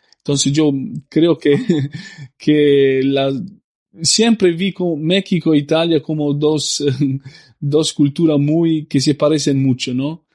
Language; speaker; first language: Spanish; non-native, fluent; Italian